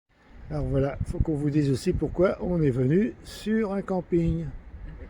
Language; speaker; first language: French; native; French